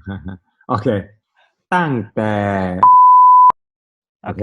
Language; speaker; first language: Thai; non-native, fluent; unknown